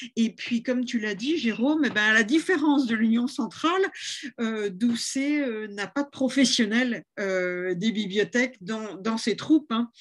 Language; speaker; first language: French; native; French